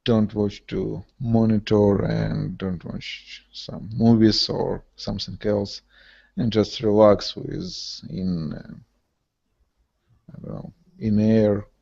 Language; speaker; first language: English; non-native, learner; Russian